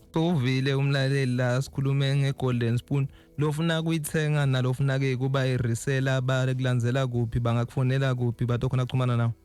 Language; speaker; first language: Zulu; native; Zulu